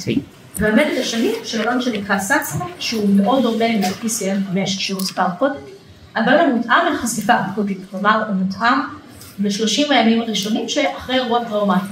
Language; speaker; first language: Hebrew; native; Hebrew